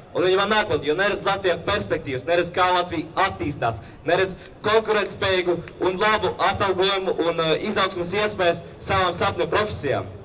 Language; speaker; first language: Latvian; non-native, local second language; Russian